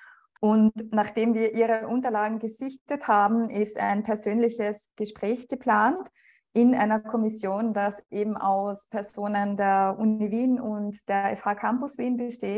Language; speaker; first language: German; native; German